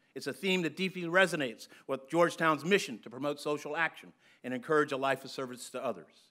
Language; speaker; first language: English; native; English